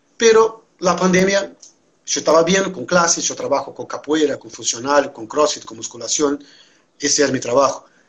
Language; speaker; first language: Spanish; non-native, fluent; Portuguese